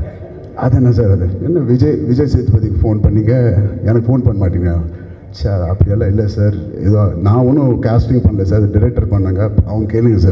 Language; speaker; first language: Tamil; non-native, learner; Telugu